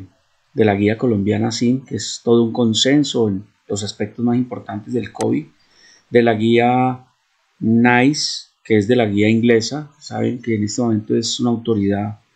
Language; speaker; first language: Spanish; native; Spanish